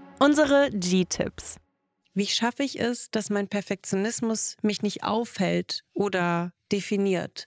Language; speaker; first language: German; early bilingual, other home language; Russian